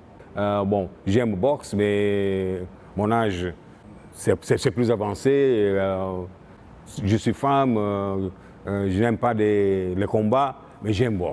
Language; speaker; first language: French; non-native, fluent; Portuguese